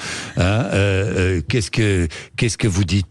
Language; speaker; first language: French; native; French